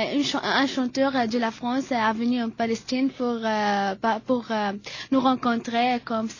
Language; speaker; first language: French; non-native, learner; Arabic